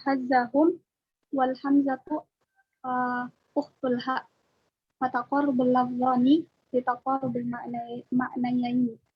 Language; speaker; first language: Arabic; non-native, learner; Indonesian